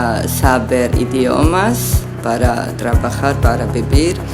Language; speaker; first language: Spanish; non-native, learner; Georgian